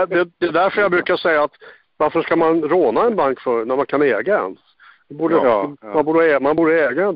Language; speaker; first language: Swedish; native; Swedish